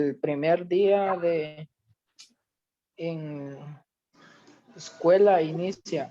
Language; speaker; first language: Spanish; non-native, learner; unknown